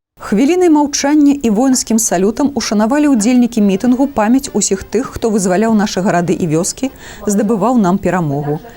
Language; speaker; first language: Belarusian; native; Belarusian